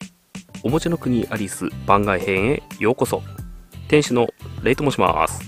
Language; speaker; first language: Japanese; native; Japanese